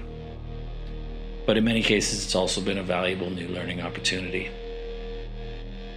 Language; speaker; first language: English; native; English